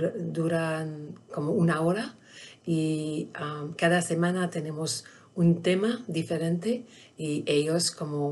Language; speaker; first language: Spanish; non-native, learner; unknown